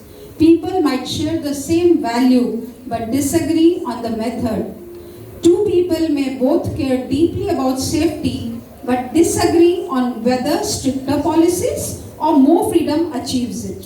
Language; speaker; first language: English; non-native, local second language; Marathi